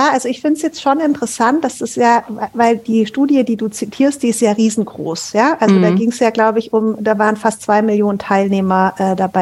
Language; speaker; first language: German; native; German